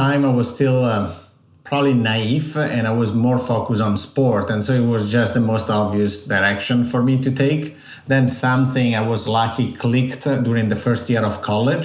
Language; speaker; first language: English; non-native, fluent; Italian